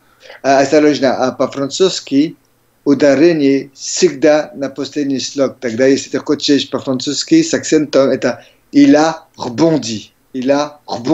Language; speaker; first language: Russian; non-native, learner; French